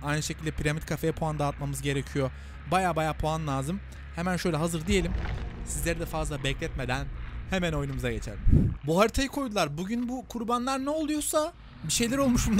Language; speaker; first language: Turkish; native; Turkish